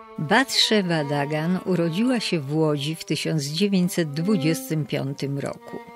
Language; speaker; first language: Polish; native; Polish